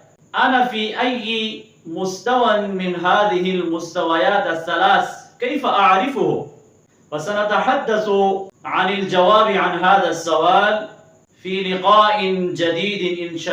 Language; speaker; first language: Arabic; non-native, fluent; Urdu